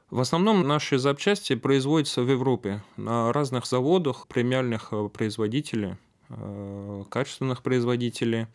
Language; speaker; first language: Russian; non-native, fluent; French